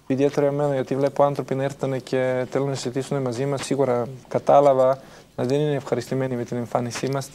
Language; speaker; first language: Greek; non-native, fluent; Serbian